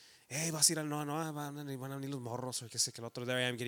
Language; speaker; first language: Spanish; early bilingual, heritage; Spanish